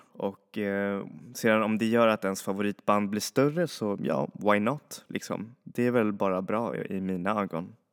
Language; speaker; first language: Swedish; native; Swedish